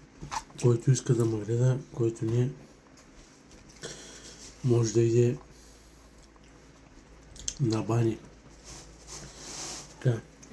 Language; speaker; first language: Bulgarian; non-native, local second language; Romanian